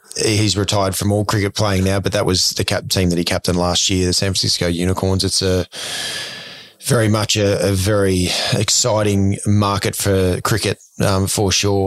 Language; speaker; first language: English; native; English